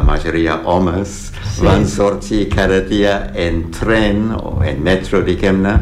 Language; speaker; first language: Catalan; non-native, fluent; English